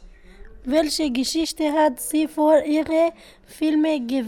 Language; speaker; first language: German; non-native, learner; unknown